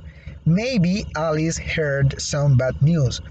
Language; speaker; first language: English; non-native, fluent; Spanish